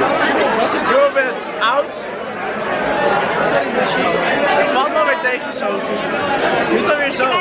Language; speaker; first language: Dutch; native; Dutch